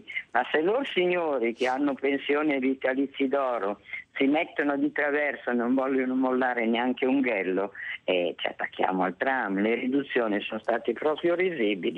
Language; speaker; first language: Italian; native; Italian